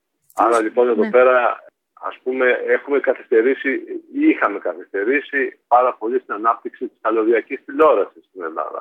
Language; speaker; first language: Greek; native; Greek